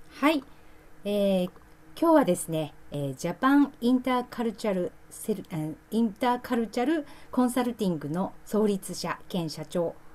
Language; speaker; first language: Japanese; native; Japanese